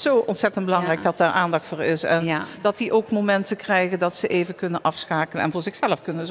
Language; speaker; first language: Dutch; native; Dutch